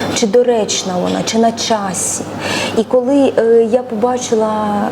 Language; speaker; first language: Ukrainian; native; Ukrainian